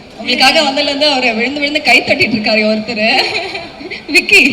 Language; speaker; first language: Tamil; native; Tamil